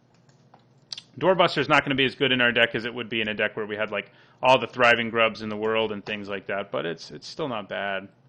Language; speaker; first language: English; native; English